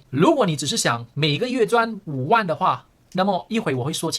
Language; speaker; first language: Chinese; early bilingual, heritage; Chinese